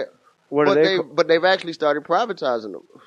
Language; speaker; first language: English; native; English